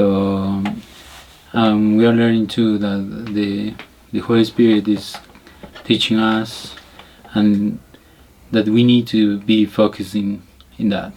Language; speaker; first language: English; non-native, learner; Spanish